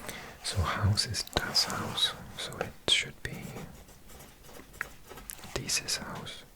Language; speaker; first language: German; non-native, learner; Welsh